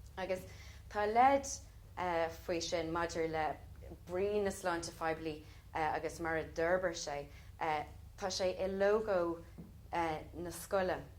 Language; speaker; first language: Irish; non-native, local second language; English